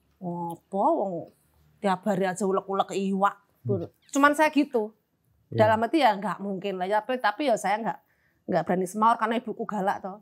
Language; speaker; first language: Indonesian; non-native, local second language; Javanese